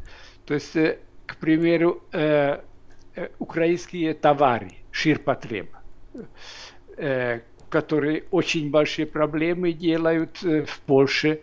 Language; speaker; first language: Russian; non-native, fluent; Hungarian